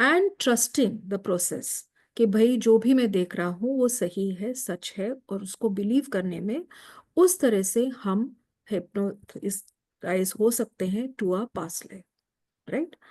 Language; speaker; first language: Hindi; native; Hindi